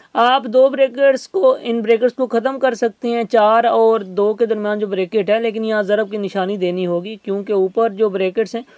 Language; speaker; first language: Urdu; non-native, local second language; Sindhi